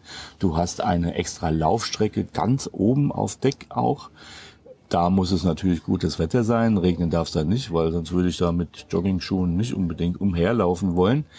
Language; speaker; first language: German; native; German